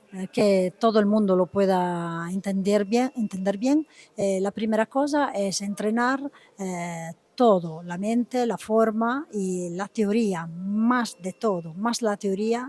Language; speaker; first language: Spanish; non-native, fluent; Italian